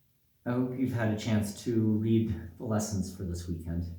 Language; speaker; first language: English; native; English